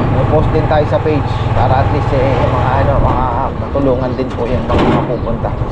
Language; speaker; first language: Filipino; native; Filipino